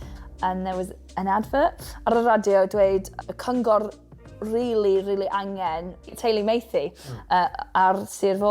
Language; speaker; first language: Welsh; non-native, local second language; English